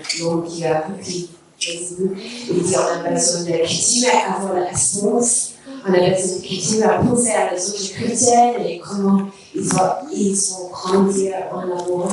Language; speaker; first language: French; non-native, learner; English